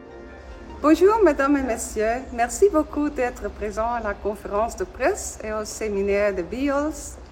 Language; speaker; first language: French; non-native, fluent; Dutch